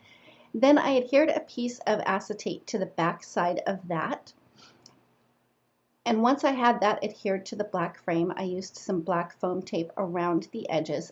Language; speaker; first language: English; native; English